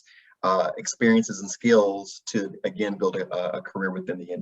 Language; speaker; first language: English; native; English